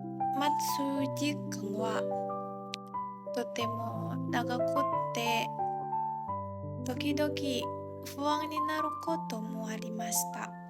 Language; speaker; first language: Japanese; non-native, learner; Indonesian